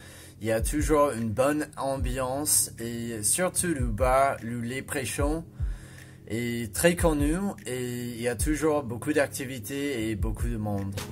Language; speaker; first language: French; non-native, fluent; English